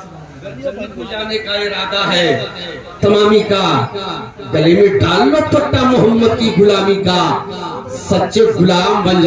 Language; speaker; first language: Urdu; native; Urdu